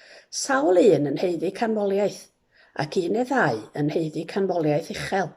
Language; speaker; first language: Welsh; native; Welsh